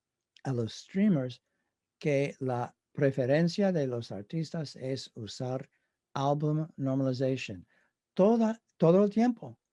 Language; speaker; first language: Spanish; non-native, fluent; English